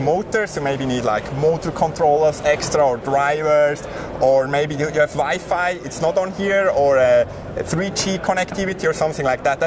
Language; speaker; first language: English; non-native, fluent; German